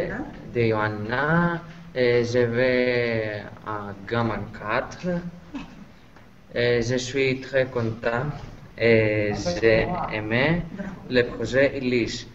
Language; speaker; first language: French; non-native, learner; Greek